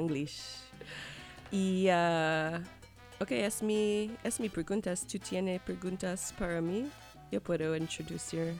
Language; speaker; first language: Spanish; non-native, learner; English